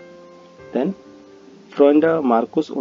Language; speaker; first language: German; non-native, fluent; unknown